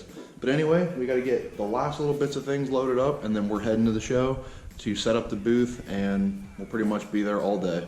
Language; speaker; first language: English; native; English